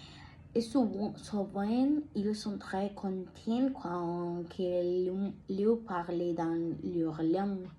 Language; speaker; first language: French; non-native, learner; Spanish